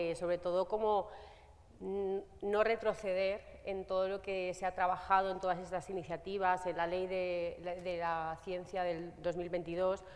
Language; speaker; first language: Spanish; native; Spanish